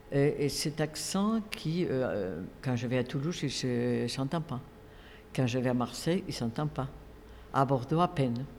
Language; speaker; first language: French; non-native, fluent; Spanish